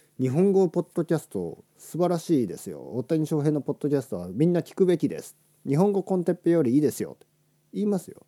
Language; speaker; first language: Japanese; native; Japanese